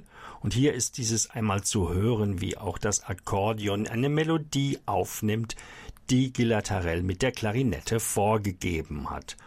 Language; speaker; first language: German; native; German